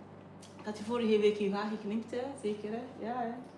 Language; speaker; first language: Dutch; non-native, learner; English